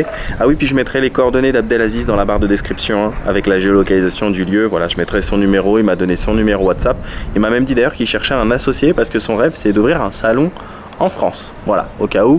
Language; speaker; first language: French; native; French